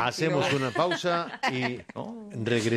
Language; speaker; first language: Spanish; native; Spanish